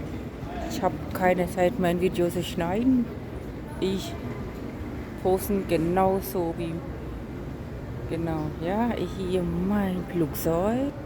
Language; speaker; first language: German; non-native, learner; Khmer